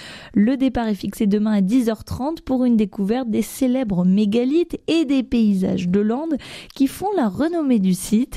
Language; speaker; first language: French; native; French